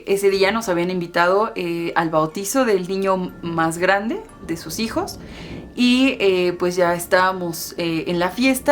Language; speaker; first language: Spanish; native; Spanish